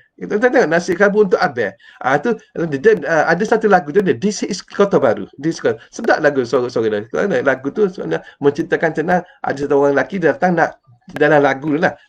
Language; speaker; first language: Malay; native; Malay